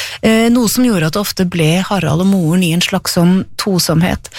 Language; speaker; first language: Norwegian; native; Norwegian